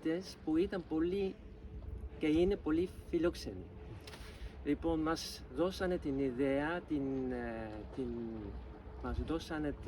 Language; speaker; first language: Greek; non-native, fluent; Dutch